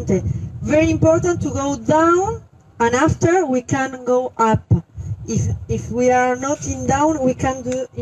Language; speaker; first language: English; non-native, learner; French